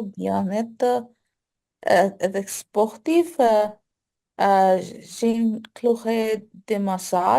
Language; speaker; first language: French; non-native, learner; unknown